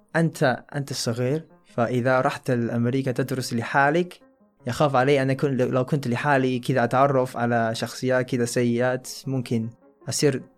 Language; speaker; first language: Arabic; non-native, fluent; Chinese